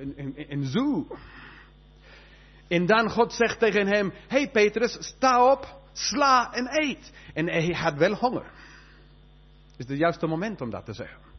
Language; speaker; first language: Dutch; non-native, fluent; Spanish